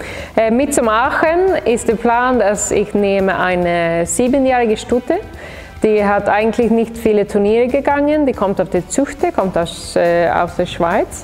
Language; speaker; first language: German; non-native, fluent; Swedish